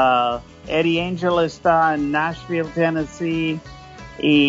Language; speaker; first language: Spanish; non-native, fluent; English